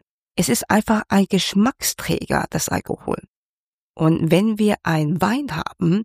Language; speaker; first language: German; non-native, fluent; Cantonese